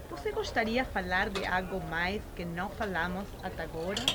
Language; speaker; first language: Portuguese; non-native, fluent; Spanish